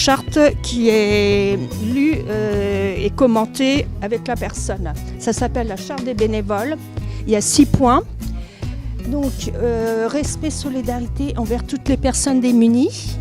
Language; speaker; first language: French; native; French